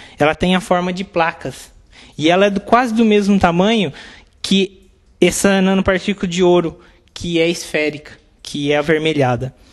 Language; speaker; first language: Portuguese; native; Portuguese